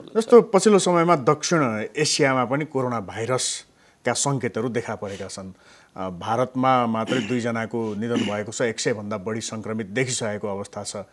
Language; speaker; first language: Nepali; native; Nepali